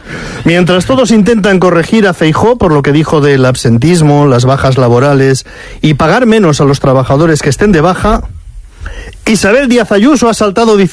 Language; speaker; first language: Spanish; native; Spanish